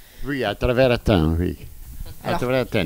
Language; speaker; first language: French; non-native, fluent; Greek